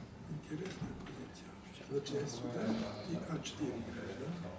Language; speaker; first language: Russian; non-native, learner; Serbian